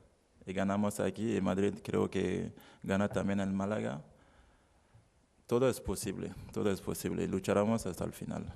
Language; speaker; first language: Spanish; non-native, learner; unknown